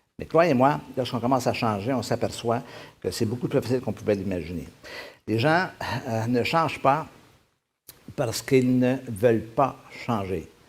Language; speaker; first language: French; native; French